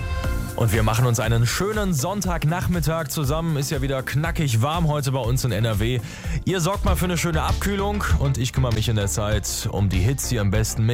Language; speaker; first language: German; native; German